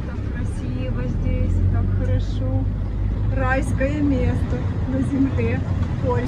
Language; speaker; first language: Russian; non-native, local second language; Ukrainian